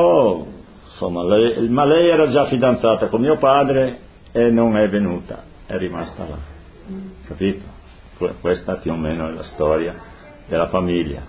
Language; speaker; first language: Italian; non-native, local second language; Friulian